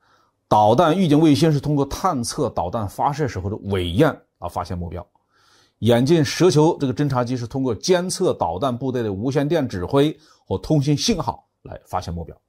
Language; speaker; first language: Chinese; native; Chinese